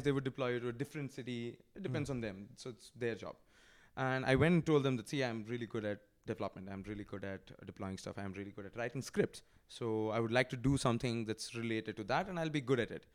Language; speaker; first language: English; non-native, local second language; Odia